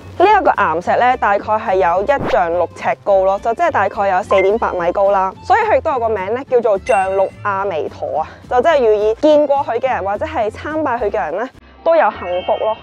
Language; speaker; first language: Chinese; non-native, local second language; Cantonese